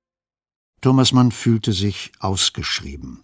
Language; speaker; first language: German; native; German